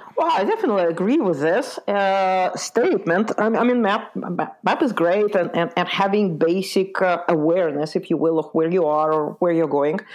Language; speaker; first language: English; early bilingual, other home language; Lithuanian